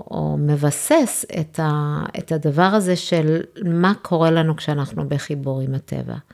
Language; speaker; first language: Hebrew; early bilingual, other home language; English